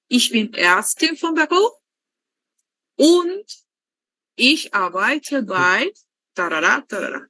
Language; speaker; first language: German; non-native, learner; Spanish